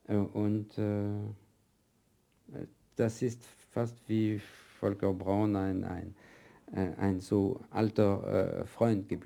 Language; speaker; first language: German; non-native, fluent; French